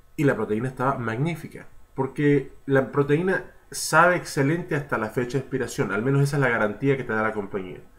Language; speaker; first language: Spanish; early bilingual, heritage; Spanish